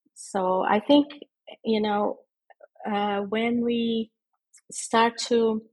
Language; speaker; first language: English; non-native, fluent; Portuguese